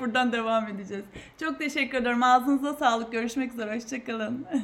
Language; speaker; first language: Turkish; native; Turkish